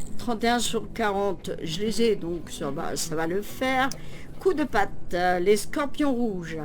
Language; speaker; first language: French; native; French